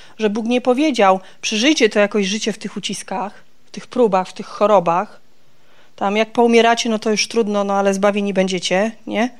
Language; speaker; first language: Polish; native; Polish